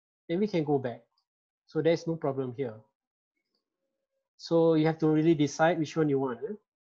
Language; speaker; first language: English; non-native, local second language; Malay